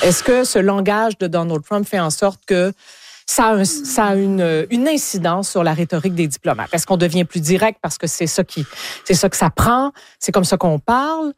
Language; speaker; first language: French; native; French